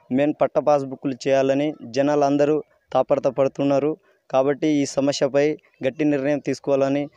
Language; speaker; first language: Telugu; non-native, local second language; Lambadi